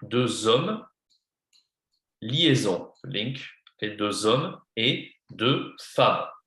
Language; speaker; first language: French; non-native, fluent; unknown